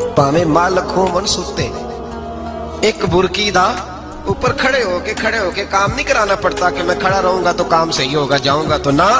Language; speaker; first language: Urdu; non-native, local second language; Punjabi